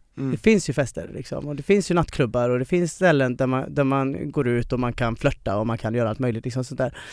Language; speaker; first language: Swedish; early bilingual, other home language; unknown